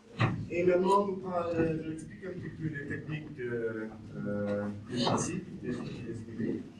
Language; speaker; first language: French; non-native, learner; German